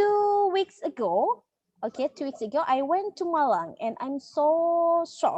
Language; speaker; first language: English; non-native, learner; Indonesian